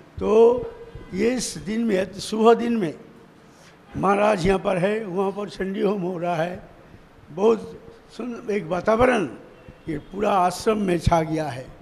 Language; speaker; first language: Hindi; non-native, local second language; Bangla